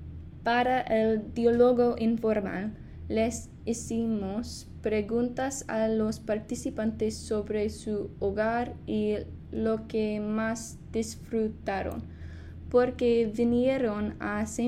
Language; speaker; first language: Spanish; non-native, fluent; English